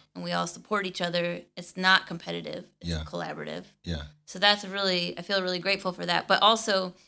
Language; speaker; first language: English; native; English